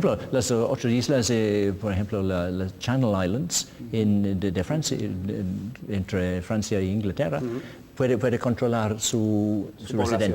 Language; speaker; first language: Spanish; non-native, learner; English